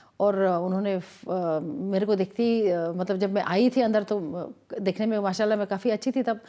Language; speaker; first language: Hindi; non-native, local second language; Kashmiri